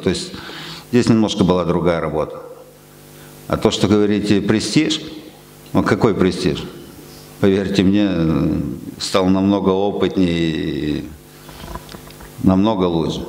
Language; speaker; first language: Russian; native; Russian